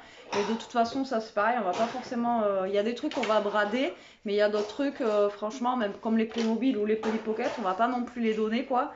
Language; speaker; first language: French; native; French